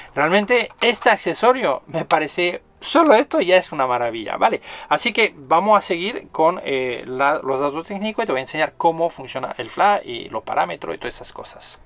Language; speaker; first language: Spanish; non-native, fluent; French